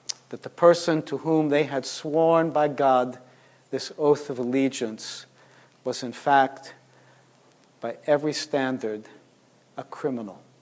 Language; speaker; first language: English; native; English